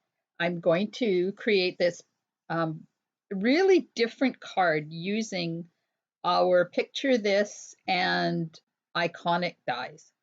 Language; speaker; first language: English; native; English